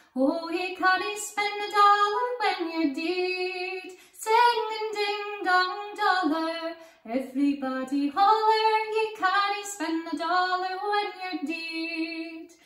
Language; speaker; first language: English; native; English